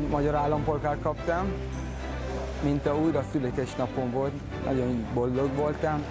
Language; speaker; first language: Hungarian; non-native, learner; Persian